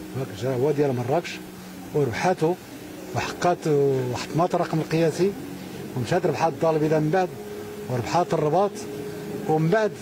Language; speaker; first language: Arabic; native; Arabic